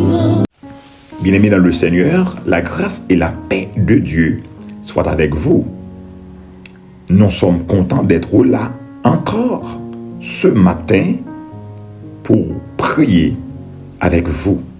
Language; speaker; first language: French; non-native, local second language; Haitian Creole